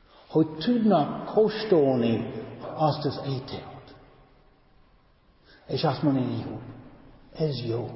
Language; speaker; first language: Hungarian; non-native, fluent; English